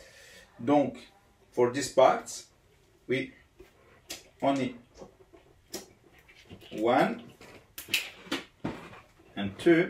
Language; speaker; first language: English; non-native, learner; Italian